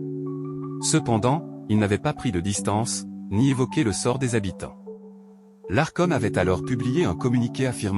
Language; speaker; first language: French; native; French